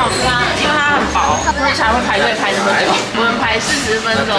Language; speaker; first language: Chinese; native; Chinese